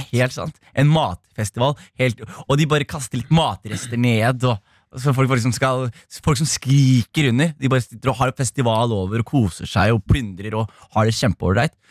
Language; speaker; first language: Norwegian; early bilingual, other home language; Somali